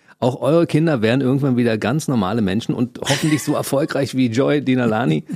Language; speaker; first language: German; native; German